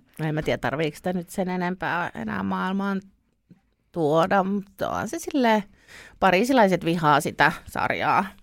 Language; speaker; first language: Finnish; early bilingual, other home language; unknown